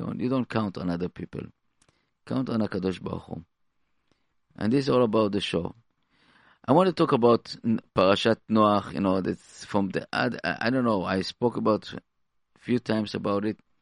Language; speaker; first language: English; non-native, fluent; Hebrew